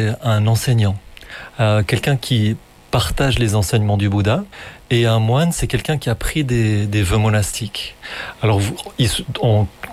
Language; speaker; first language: French; native; French